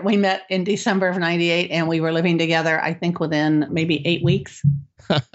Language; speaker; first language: English; native; English